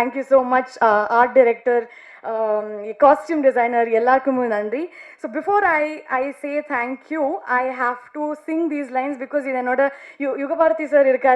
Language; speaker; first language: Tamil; non-native, learner; Kannada